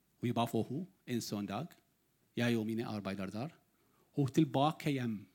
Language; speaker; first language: Norwegian; non-native, learner; Arabic